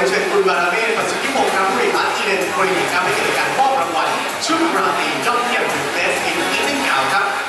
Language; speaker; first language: Thai; native; Thai